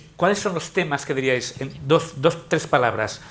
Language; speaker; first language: Spanish; non-native, local second language; Catalan